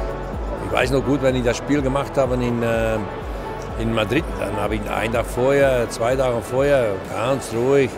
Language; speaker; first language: German; non-native, fluent; Dutch